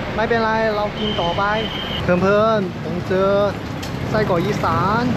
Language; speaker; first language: Thai; non-native, fluent; Chinese